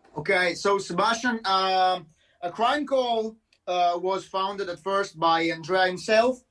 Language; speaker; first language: English; non-native, fluent; Italian